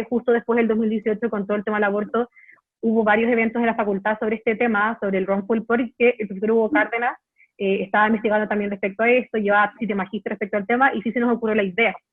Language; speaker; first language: Spanish; native; Spanish